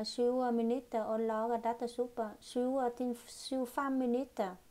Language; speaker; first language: Norwegian; non-native, learner; Vietnamese